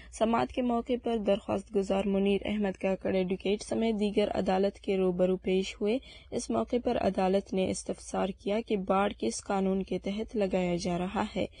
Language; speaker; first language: Urdu; non-native, local second language; Baluchi